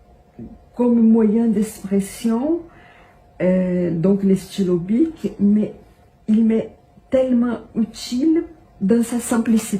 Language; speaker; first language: French; non-native, fluent; Portuguese